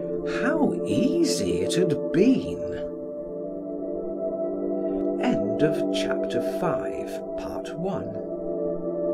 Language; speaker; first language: English; native; English